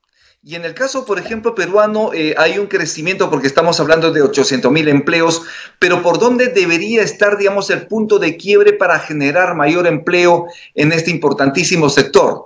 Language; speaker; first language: Spanish; native; Spanish